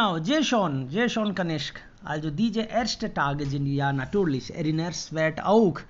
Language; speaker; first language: German; non-native, fluent; Hindi